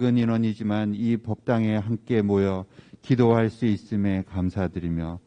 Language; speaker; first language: Korean; native; Korean